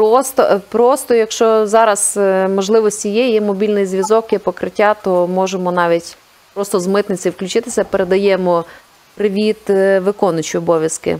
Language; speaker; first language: Ukrainian; native; Ukrainian